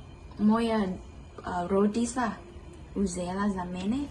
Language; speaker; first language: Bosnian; early bilingual, heritage; Bosnian